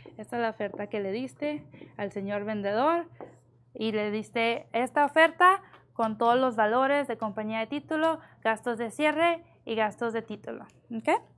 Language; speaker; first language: Spanish; early bilingual, heritage; Spanish